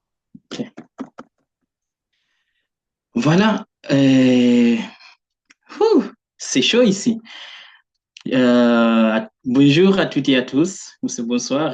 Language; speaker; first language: French; non-native, fluent; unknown